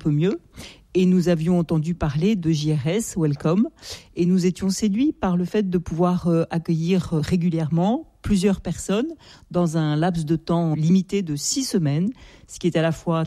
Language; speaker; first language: French; native; French